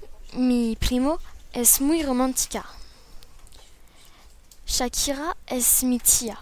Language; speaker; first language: Spanish; non-native, learner; French